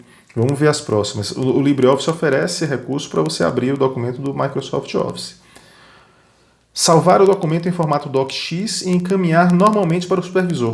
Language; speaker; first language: Portuguese; native; Portuguese